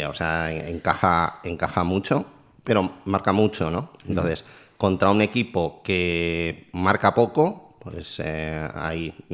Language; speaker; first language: Spanish; native; Spanish